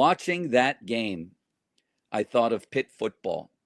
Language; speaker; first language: English; native; English